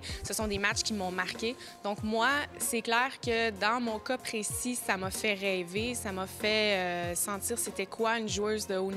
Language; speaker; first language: French; native; French